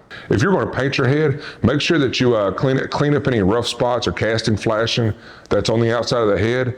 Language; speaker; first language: English; native; English